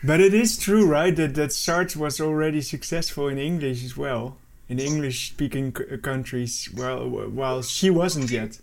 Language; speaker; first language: English; non-native, fluent; Dutch